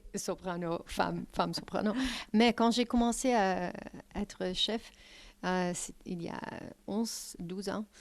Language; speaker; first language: French; non-native, fluent; English